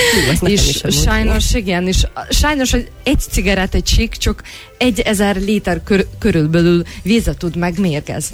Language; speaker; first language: Hungarian; non-native, learner; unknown